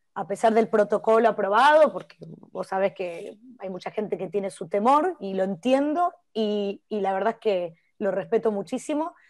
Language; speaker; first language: Spanish; native; Spanish